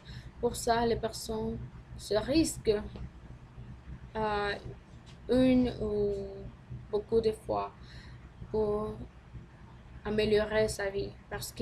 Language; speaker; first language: French; non-native, learner; Spanish